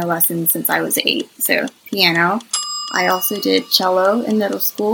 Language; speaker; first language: English; native; English